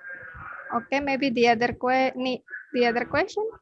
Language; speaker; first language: English; non-native, learner; Indonesian